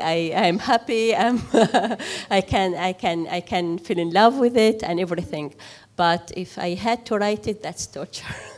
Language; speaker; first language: English; non-native, fluent; Arabic